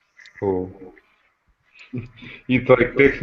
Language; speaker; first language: English; non-native, fluent; Russian